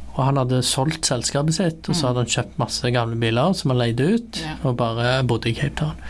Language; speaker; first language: Norwegian; early bilingual, other home language; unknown